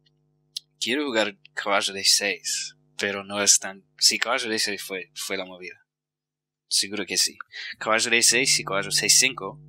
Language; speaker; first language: Spanish; non-native, fluent; English